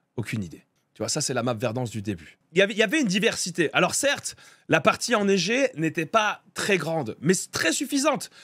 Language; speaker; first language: French; native; French